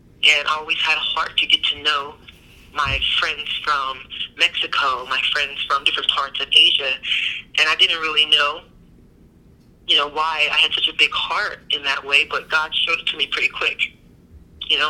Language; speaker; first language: English; native; English